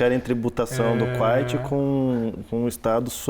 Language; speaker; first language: Portuguese; native; Portuguese